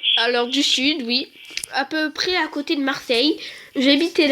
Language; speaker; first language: French; native; French